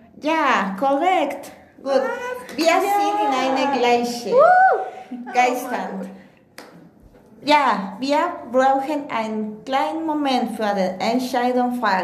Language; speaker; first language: German; non-native, learner; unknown